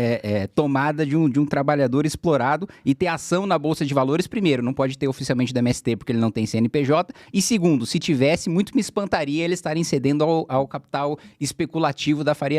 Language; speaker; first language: Portuguese; native; Portuguese